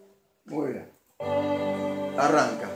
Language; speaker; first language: Spanish; native; Spanish